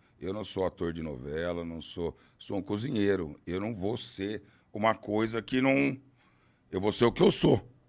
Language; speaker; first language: Portuguese; native; Portuguese